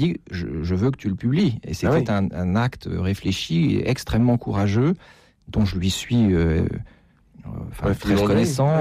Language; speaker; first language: French; native; French